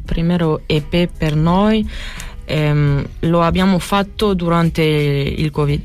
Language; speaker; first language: Italian; non-native, learner; French